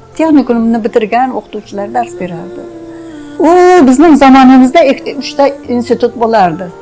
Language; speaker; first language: Uzbek; non-native, local second language; Russian